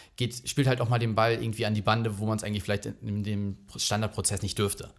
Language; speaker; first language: German; native; German